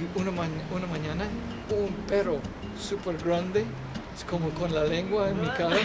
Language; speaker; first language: Spanish; non-native, learner; English